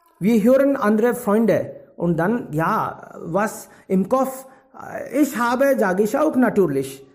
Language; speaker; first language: German; non-native, fluent; Hindi